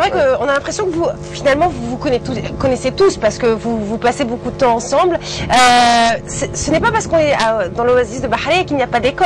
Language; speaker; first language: French; native; French